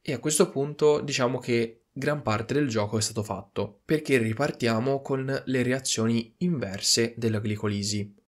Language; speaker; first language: Italian; native; Italian